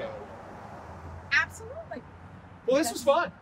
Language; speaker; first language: English; native; English